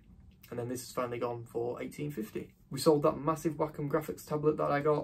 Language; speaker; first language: English; native; English